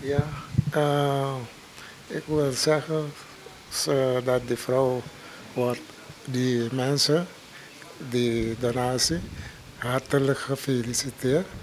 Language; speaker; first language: Dutch; non-native, local second language; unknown